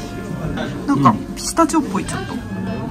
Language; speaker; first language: Japanese; native; Japanese